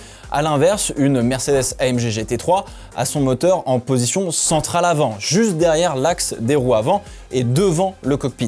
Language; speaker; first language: French; native; French